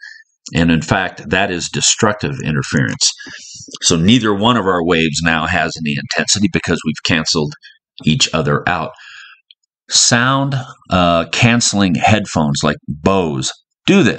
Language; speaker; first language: English; native; English